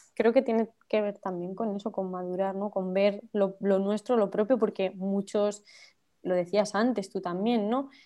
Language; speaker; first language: Spanish; native; Spanish